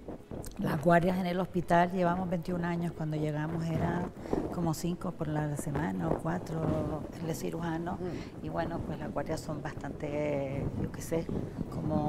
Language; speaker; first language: Spanish; native; Spanish